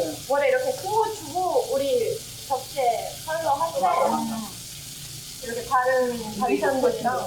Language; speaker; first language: Korean; non-native, learner; Portuguese